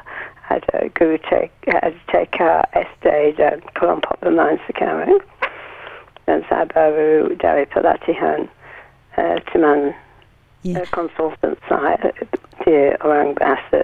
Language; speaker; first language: Indonesian; non-native, learner; English